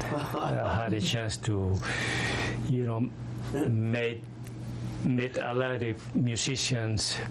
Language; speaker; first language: English; non-native, fluent; Spanish